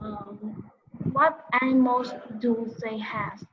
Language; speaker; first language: English; non-native, learner; Vietnamese